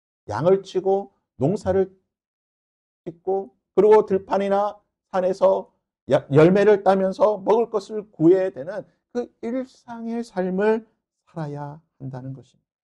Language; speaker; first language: Korean; native; Korean